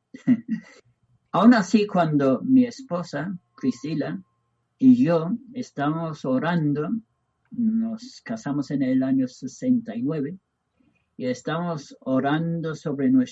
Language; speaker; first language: Spanish; non-native, fluent; English